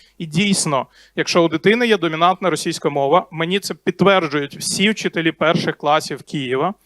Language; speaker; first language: Ukrainian; non-native, local second language; Russian